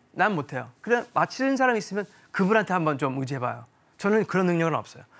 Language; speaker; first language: Korean; early bilingual, heritage; Korean